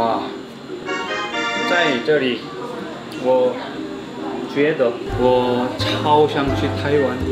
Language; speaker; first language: Chinese; non-native, learner; Korean